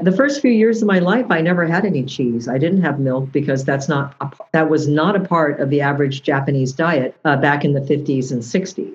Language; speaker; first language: English; early bilingual, other home language; Japanese